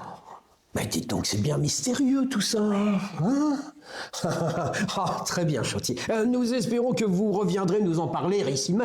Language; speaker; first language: French; native; French